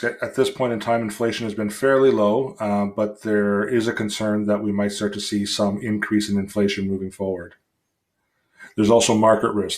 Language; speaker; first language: English; native; English